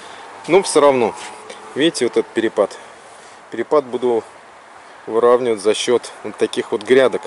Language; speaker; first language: Russian; native; Russian